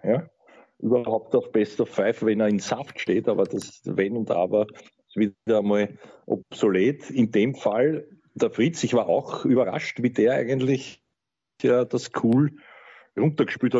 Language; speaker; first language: German; native; German